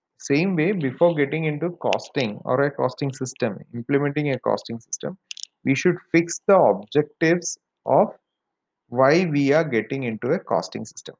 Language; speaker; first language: English; non-native, local second language; Malayalam